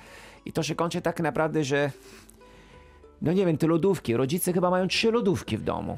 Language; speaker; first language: Polish; non-native, fluent; Italian